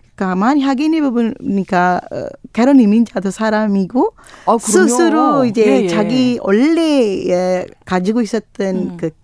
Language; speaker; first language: Korean; non-native, fluent; Sinhala